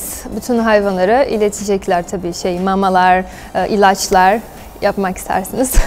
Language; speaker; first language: Turkish; non-native, fluent; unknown